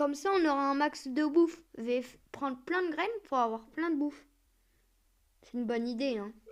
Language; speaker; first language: French; native; French